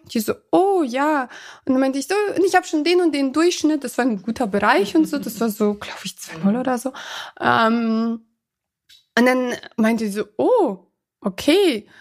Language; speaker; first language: German; early bilingual, other home language; Russian